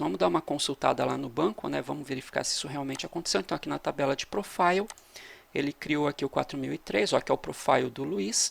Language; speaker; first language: Portuguese; native; Portuguese